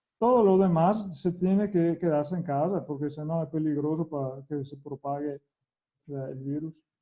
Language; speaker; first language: Spanish; non-native, fluent; Italian